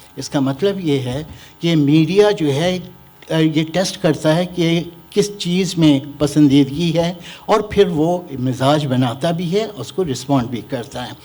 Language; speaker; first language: Urdu; native; Urdu